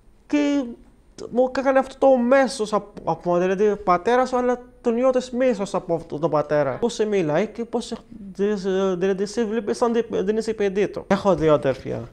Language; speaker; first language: Greek; non-native, learner; Arabic